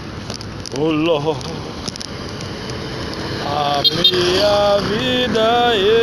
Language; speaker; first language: Portuguese; native; Portuguese